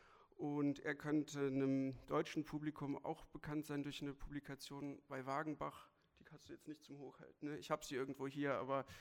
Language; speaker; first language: German; native; German